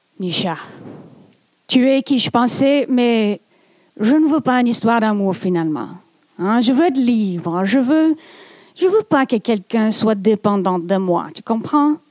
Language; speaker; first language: French; non-native, fluent; English